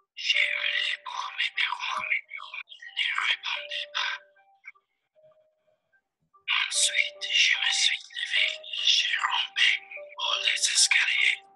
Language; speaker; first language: French; non-native, learner; English